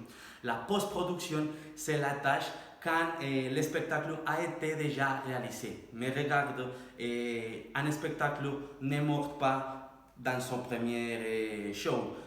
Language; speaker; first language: French; non-native, learner; Spanish